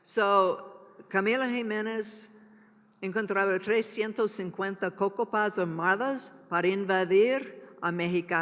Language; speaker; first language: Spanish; non-native, learner; English